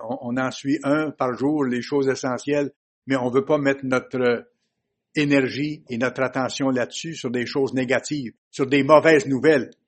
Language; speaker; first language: French; native; French